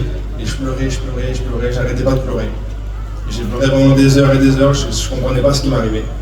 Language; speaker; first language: French; native; French